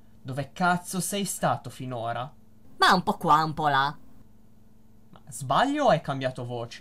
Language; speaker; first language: Italian; native; Italian